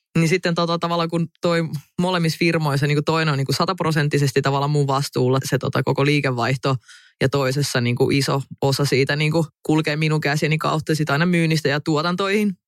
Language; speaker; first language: Finnish; early bilingual, other home language; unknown